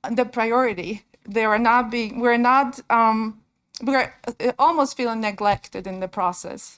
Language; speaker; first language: English; non-native, fluent; Polish